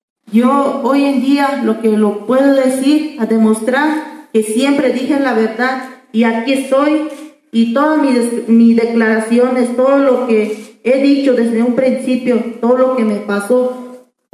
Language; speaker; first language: Spanish; non-native, fluent; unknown